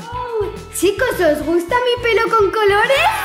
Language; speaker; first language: Spanish; native; Spanish